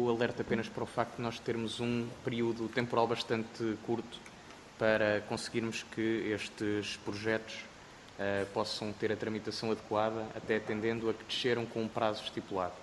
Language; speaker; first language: Portuguese; native; Portuguese